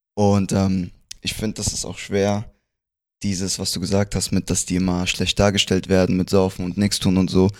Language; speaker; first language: German; early bilingual, other home language; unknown